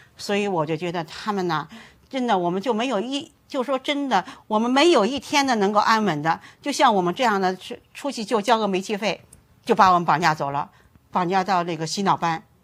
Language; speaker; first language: Chinese; native; Chinese